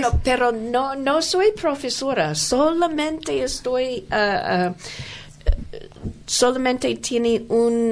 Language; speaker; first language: Spanish; non-native, learner; English